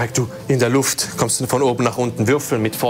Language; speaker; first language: German; native; German